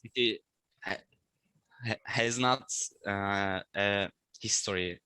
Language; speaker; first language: English; non-native, learner; Turkish